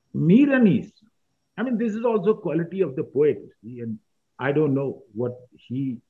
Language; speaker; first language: English; non-native, local second language; Urdu